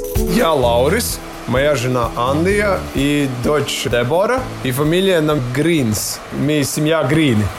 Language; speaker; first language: Russian; non-native, local second language; Latvian